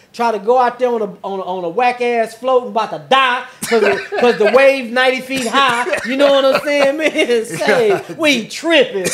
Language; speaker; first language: English; native; English